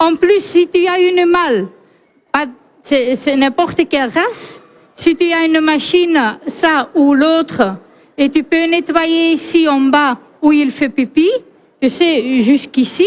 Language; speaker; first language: French; non-native, fluent; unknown